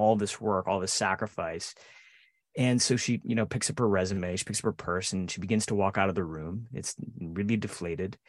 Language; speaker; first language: English; native; English